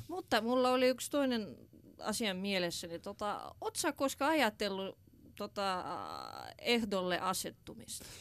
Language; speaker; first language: Finnish; non-native, fluent; Russian